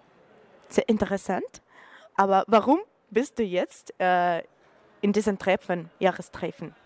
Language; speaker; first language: German; non-native, learner; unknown